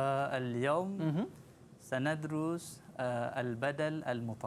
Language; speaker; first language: Arabic; non-native, learner; Malay